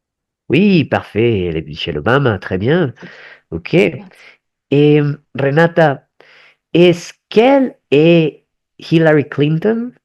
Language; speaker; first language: French; non-native, fluent; Spanish